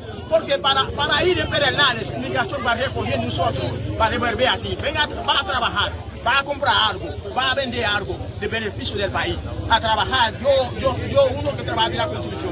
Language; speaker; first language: Spanish; non-native, learner; Haitian Creole